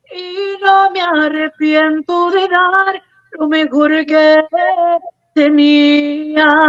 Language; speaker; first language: Spanish; early bilingual, heritage; Spanish